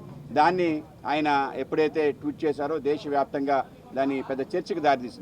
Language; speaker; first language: Telugu; native; Telugu